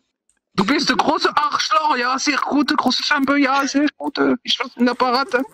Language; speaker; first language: German; non-native, learner; French